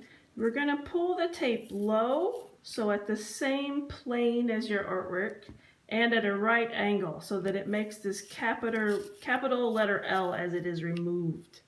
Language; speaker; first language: English; native; English